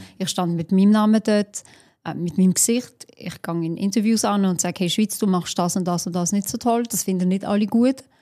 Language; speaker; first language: German; early bilingual, other home language; Albanian